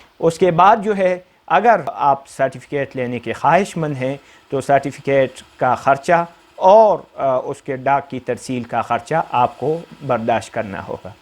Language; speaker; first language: Urdu; non-native, local second language; Pashto